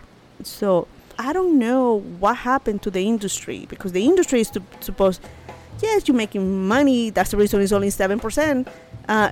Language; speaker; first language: English; non-native, fluent; Spanish